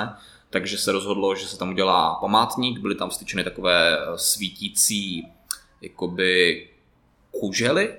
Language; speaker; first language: Czech; native; Czech